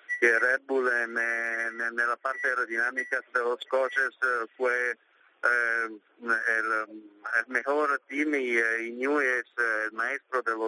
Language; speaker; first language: Spanish; non-native, learner; Italian